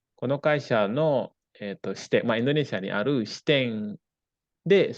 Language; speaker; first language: Japanese; non-native, fluent; Indonesian